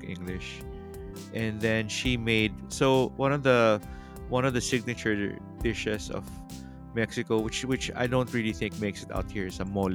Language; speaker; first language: English; non-native, local second language; Filipino